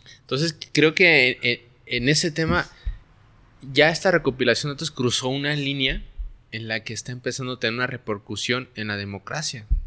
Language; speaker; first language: Spanish; native; Spanish